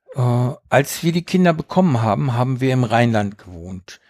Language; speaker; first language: German; early bilingual, heritage; Spanish